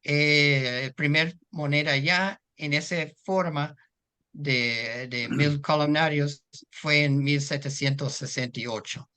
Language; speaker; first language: Spanish; non-native, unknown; English